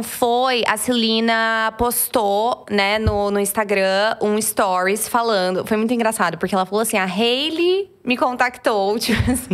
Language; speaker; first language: Portuguese; native; Portuguese